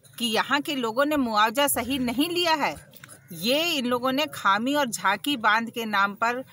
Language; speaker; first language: Hindi; native; Hindi